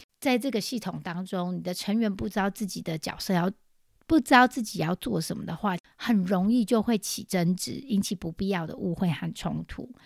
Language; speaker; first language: Chinese; native; Chinese